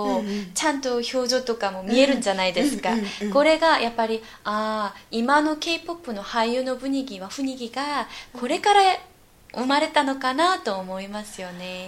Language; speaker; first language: Japanese; non-native, fluent; Korean